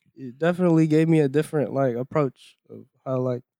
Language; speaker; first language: English; early bilingual, other home language; Iloko